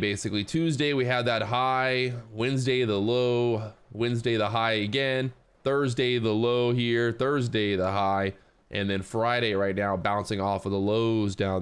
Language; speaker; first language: English; native; English